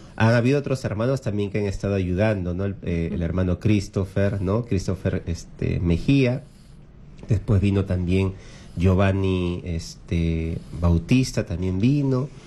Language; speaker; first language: Spanish; native; Spanish